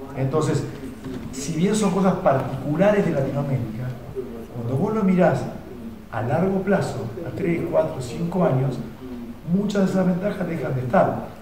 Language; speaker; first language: Spanish; native; Spanish